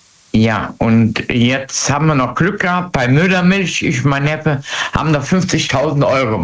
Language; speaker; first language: German; native; German